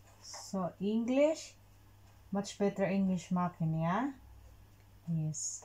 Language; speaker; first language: English; non-native, learner; Cebuano